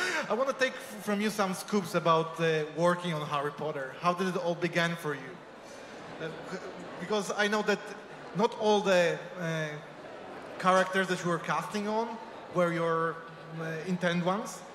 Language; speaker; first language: English; non-native, fluent; Polish